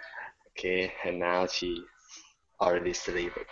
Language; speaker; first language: English; non-native, learner; Thai